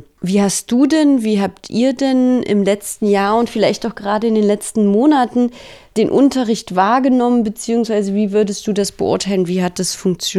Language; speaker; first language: German; native; German